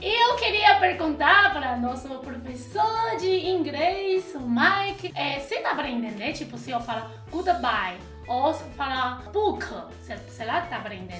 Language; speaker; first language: Portuguese; non-native, fluent; Chinese